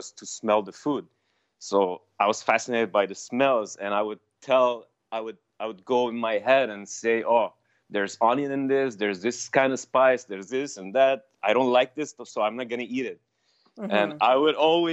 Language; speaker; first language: English; non-native, fluent; Armenian